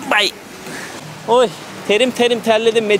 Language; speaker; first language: Turkish; native; Turkish